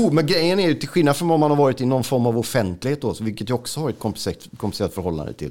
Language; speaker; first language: Swedish; native; Swedish